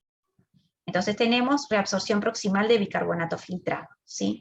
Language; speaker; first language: Spanish; native; Spanish